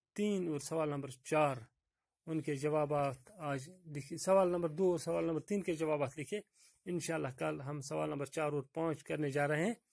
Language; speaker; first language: Urdu; non-native, local second language; Kashmiri